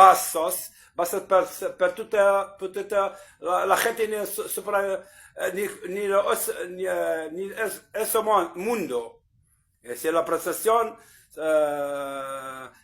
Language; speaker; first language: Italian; non-native, learner; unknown